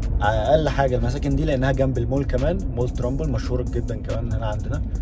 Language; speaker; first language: Arabic; native; Arabic